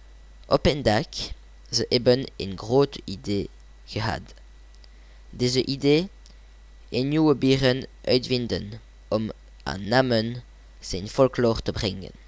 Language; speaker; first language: Dutch; non-native, learner; French